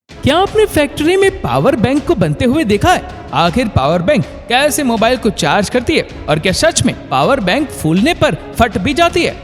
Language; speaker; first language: Hindi; native; Hindi